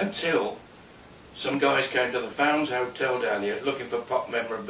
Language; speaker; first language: English; native; English